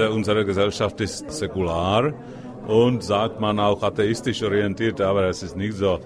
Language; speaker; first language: German; non-native, fluent; Czech